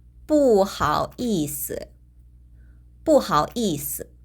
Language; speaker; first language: Chinese; non-native, fluent; Korean